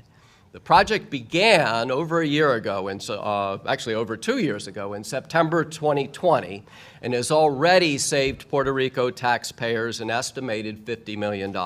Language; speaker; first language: English; native; English